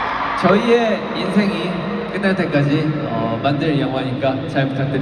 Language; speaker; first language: Korean; native; Korean